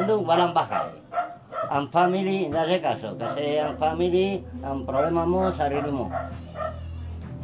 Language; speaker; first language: Filipino; non-native, learner; Spanish